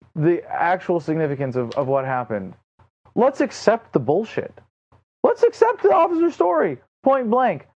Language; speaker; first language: English; native; English